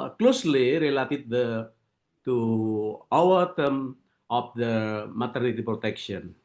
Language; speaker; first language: English; non-native, learner; Indonesian